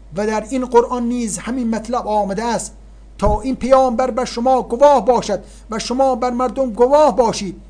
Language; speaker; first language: Persian; native; Persian